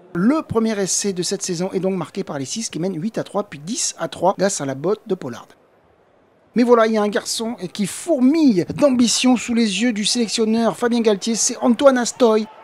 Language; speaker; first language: French; native; French